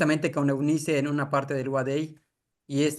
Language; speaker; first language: Spanish; native; Spanish